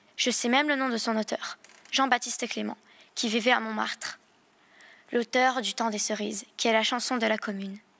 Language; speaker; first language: French; native; French